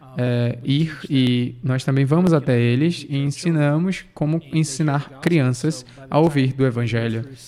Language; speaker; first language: Portuguese; non-native, fluent; English